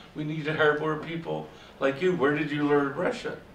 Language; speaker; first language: English; native; English